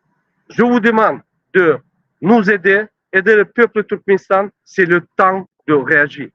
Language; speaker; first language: French; non-native, learner; Turkmen